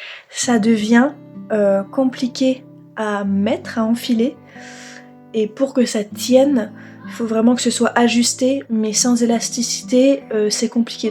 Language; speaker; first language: French; native; French